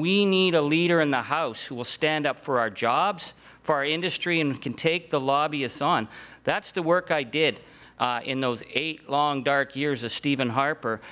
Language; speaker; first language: English; native; English